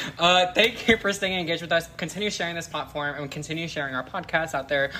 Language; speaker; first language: English; native; English